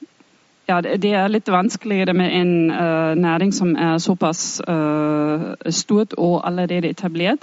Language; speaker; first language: Norwegian; non-native, fluent; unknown